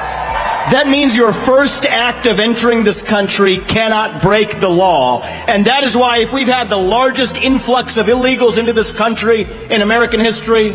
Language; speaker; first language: English; early bilingual, other home language; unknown